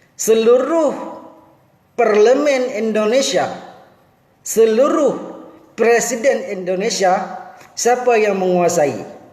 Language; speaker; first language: Malay; non-native, local second language; Achinese